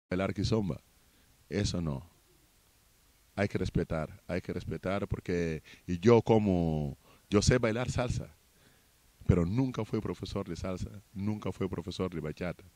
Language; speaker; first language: Spanish; non-native, fluent; Portuguese